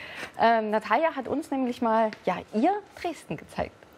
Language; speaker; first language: German; native; German